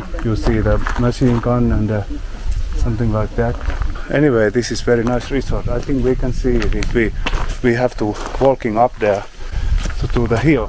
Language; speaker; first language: English; non-native, learner; Finnish